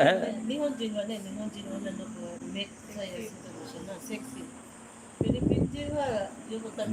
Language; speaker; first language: Japanese; non-native, fluent; Filipino